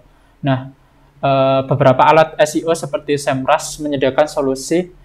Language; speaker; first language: Indonesian; native; Indonesian